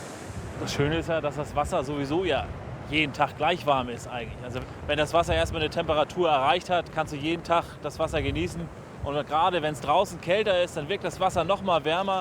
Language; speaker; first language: German; native; German